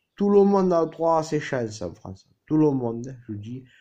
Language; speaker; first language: French; native; French